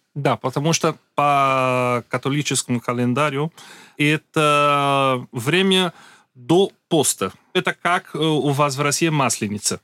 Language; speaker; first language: Russian; non-native, learner; Portuguese